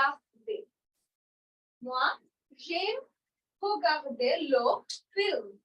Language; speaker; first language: French; non-native, fluent; Bangla